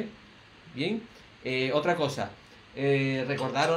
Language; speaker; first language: Spanish; native; Spanish